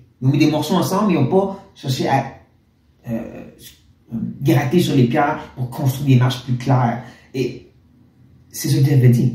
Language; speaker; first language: French; native; French